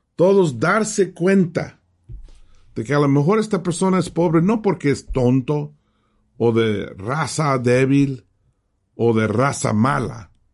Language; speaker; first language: Spanish; early bilingual, heritage; Spanish